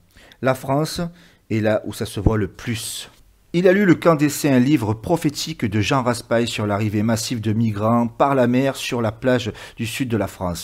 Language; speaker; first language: French; native; French